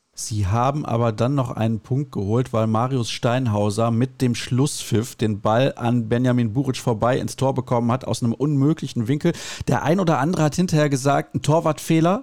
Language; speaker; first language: German; native; German